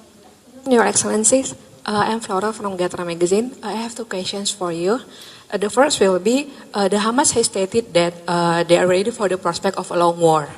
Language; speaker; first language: English; non-native, fluent; Indonesian